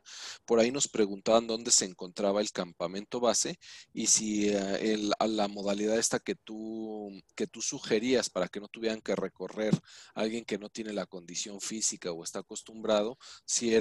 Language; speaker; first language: Spanish; native; Spanish